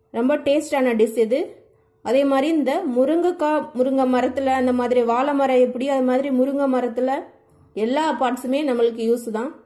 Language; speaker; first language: Tamil; non-native, local second language; Telugu